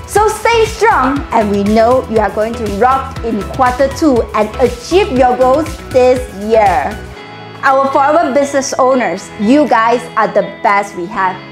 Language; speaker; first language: English; non-native, local second language; Chinese